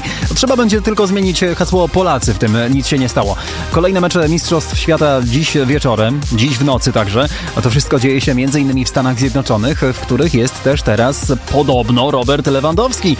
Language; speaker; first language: Polish; native; Polish